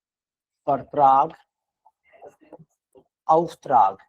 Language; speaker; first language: German; non-native, fluent; Hindi